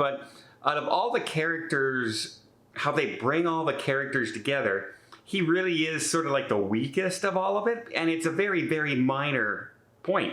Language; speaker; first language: English; native; English